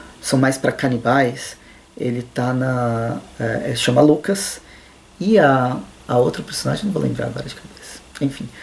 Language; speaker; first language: Portuguese; native; Portuguese